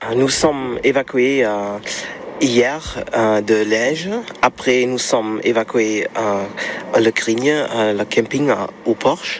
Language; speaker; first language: French; non-native, learner; German